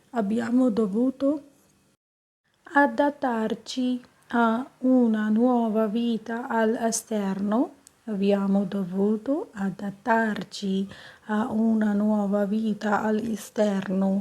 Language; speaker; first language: Italian; non-native, fluent; Punjabi